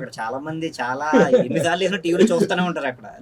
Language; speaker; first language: Telugu; native; Telugu